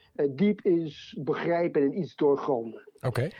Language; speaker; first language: Dutch; non-native, fluent; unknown